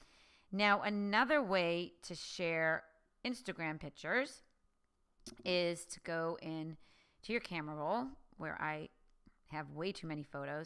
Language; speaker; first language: English; native; English